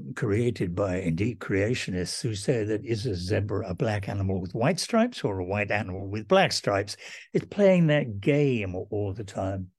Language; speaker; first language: English; native; English